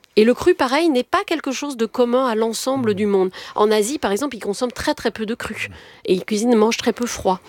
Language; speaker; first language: French; native; French